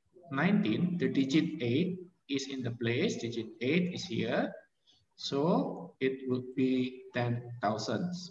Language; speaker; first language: English; non-native, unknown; Indonesian